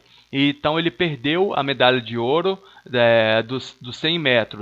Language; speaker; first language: Portuguese; native; Portuguese